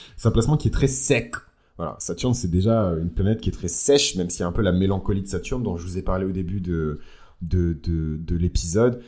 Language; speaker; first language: French; early bilingual, other home language; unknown